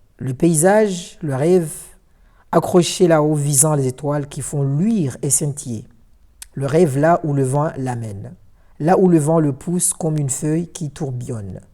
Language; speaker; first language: French; non-native, local second language; Ngazidja Comorian